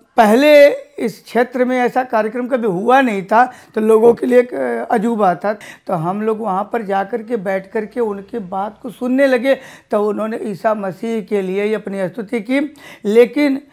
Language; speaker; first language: Hindi; native; Hindi